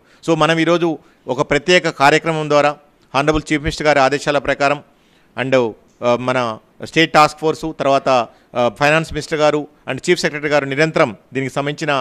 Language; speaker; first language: Telugu; native; Telugu